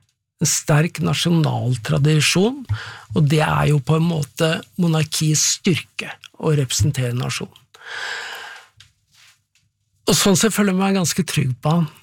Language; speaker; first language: Norwegian; native; Norwegian